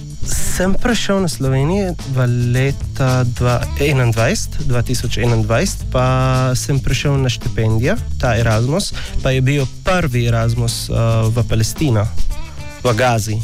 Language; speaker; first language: Slovenian; non-native, learner; Arabic